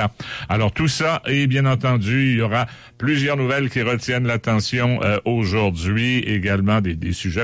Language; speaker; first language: French; native; French